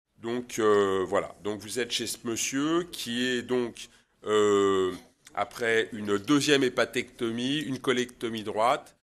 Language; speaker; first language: French; native; French